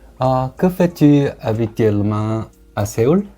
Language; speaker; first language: French; non-native, learner; Korean